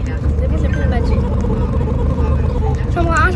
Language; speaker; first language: French; native; French